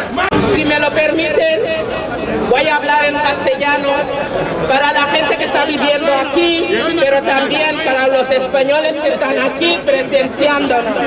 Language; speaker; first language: Spanish; non-native, fluent; Wolof